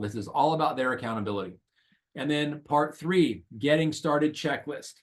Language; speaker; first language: English; native; English